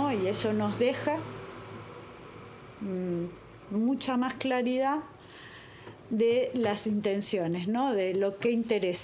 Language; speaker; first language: Spanish; native; Spanish